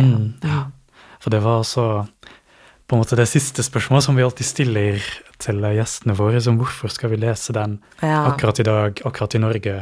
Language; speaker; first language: Norwegian; native; Norwegian